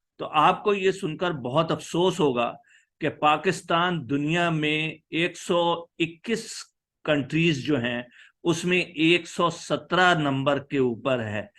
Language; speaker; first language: Urdu; native; Urdu